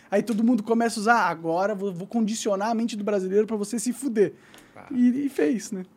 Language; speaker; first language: Portuguese; native; Portuguese